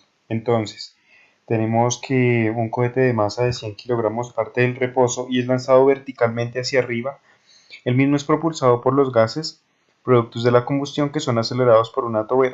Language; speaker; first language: Spanish; native; Spanish